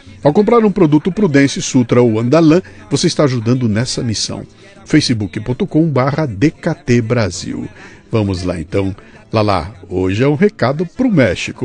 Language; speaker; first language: Portuguese; native; Portuguese